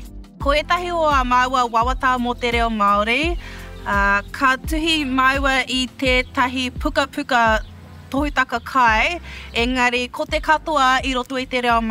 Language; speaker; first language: Māori; non-native, local second language; English